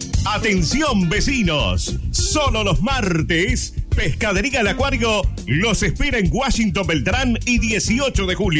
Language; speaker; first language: Spanish; native; Spanish